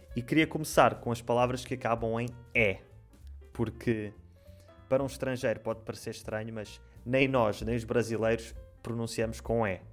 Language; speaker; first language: Portuguese; native; Portuguese